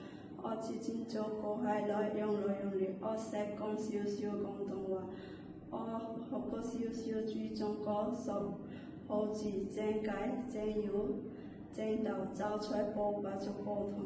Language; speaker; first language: Cantonese; non-native, learner; Bangla